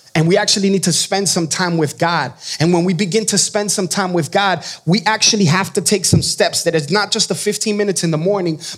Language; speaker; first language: English; native; English